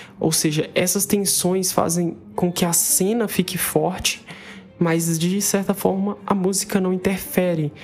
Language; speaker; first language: Portuguese; native; Portuguese